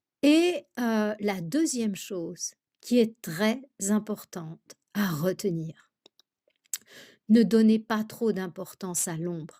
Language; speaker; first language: French; native; French